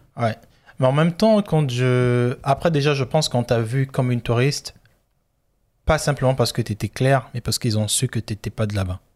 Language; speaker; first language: French; non-native, local second language; Lingala